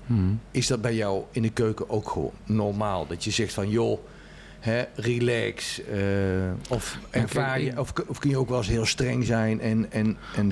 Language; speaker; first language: Dutch; native; Dutch